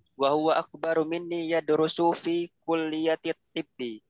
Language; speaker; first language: Arabic; non-native, learner; Indonesian